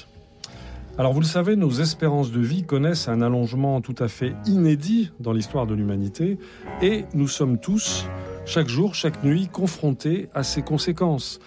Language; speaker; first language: French; native; French